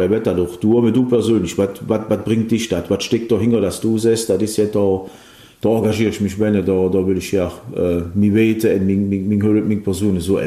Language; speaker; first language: German; native; German